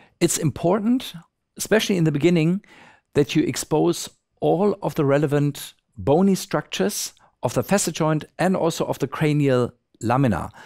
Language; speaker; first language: English; non-native, fluent; German